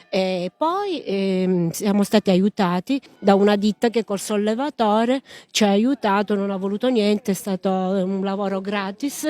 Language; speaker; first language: Italian; native; Italian